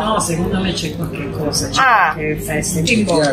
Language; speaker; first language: Italian; native; Italian